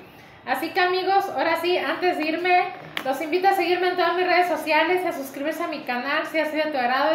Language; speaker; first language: Spanish; native; Spanish